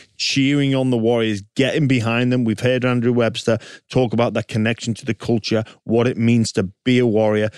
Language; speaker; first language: English; native; English